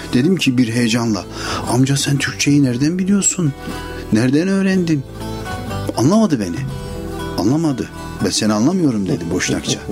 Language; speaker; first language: Turkish; native; Turkish